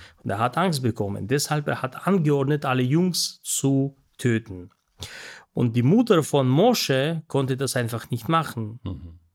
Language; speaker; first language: German; non-native, fluent; Russian